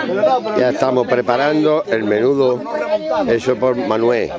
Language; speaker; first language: Spanish; native; Spanish